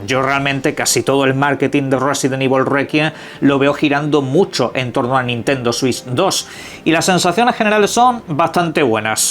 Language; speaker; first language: Spanish; native; Spanish